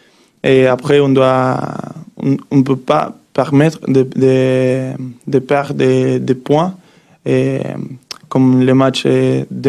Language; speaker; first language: French; non-native, learner; Spanish